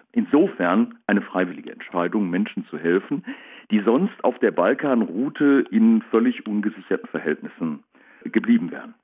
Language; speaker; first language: German; native; German